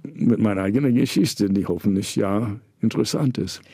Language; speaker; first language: German; non-native, fluent; English